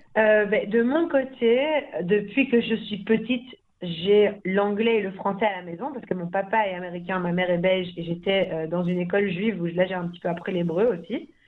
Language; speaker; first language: French; native; French